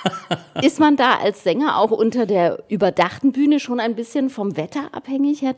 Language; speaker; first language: German; native; German